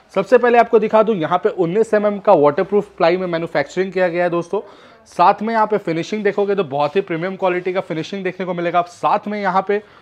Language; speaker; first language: Hindi; native; Hindi